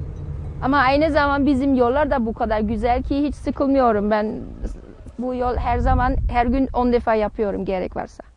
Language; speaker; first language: Turkish; non-native, learner; German